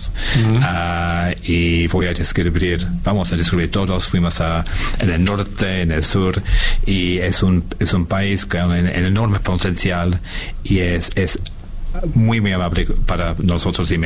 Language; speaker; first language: Spanish; non-native, learner; English